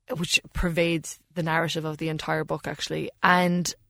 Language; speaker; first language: English; native; English